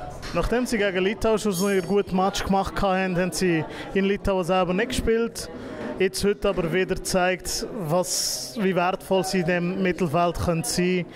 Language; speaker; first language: German; native; German